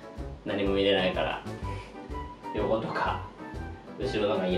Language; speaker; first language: Japanese; native; Japanese